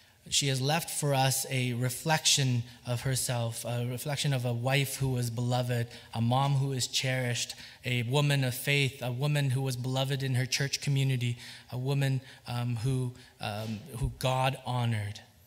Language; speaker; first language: English; early bilingual, other home language; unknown